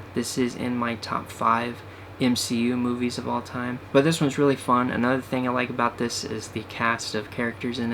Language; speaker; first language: English; native; English